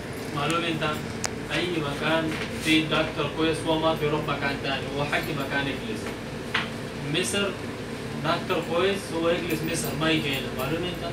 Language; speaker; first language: Arabic; non-native, learner; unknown